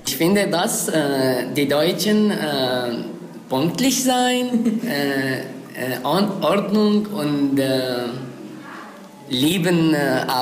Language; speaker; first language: German; non-native, learner; Arabic